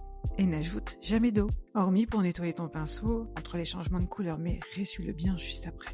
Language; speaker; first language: French; native; French